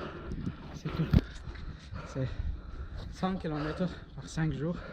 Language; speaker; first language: French; non-native, learner; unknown